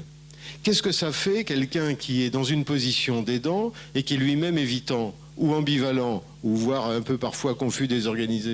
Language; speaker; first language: French; native; French